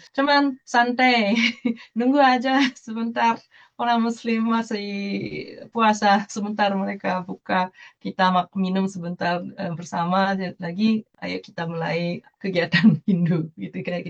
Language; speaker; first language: Indonesian; non-native, fluent; Japanese